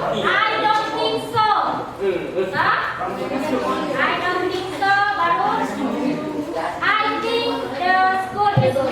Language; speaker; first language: English; non-native, fluent; Indonesian